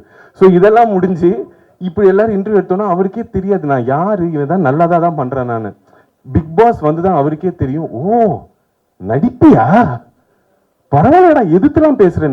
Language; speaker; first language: Tamil; native; Tamil